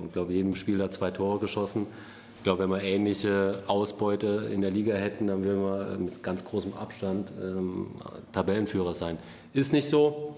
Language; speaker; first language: German; native; German